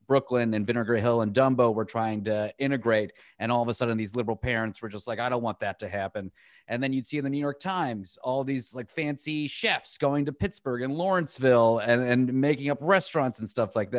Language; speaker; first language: English; native; English